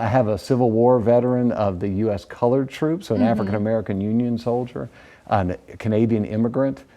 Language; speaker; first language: English; native; English